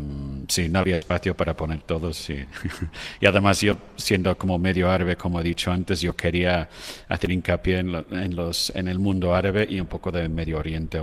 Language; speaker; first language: Spanish; non-native, fluent; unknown